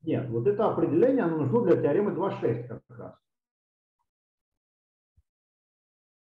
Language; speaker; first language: Russian; native; Russian